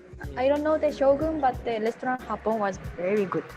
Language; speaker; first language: English; non-native, fluent; Japanese